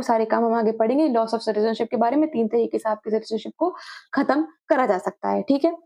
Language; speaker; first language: Hindi; native; Hindi